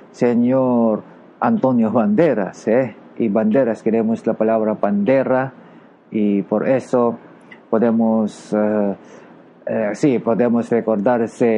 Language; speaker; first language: Spanish; non-native, learner; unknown